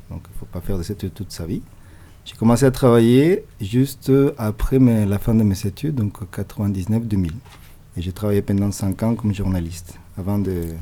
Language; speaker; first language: French; non-native, fluent; Spanish